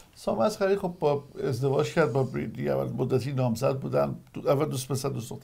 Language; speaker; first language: Persian; native; Persian